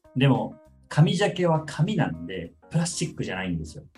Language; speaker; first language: Japanese; native; Japanese